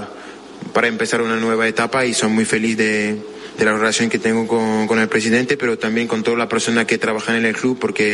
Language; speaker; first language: Spanish; non-native, fluent; French